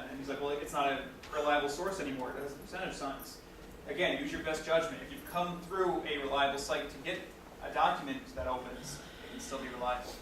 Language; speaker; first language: English; native; English